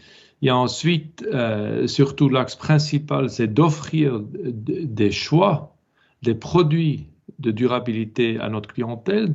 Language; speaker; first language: French; non-native, local second language; German